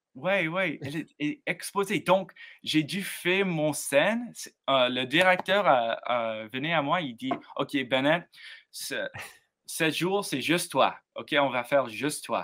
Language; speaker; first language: French; non-native, learner; English